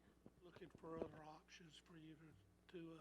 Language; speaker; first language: English; native; English